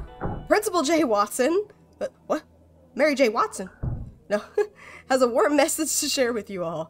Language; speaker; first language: English; native; English